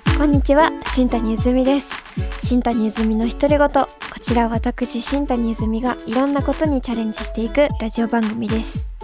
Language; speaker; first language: Japanese; native; Japanese